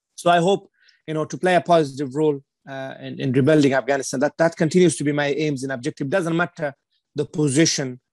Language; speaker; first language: English; non-native, fluent; Persian